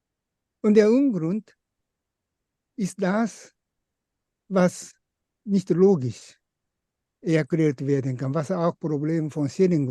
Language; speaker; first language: German; non-native, fluent; Japanese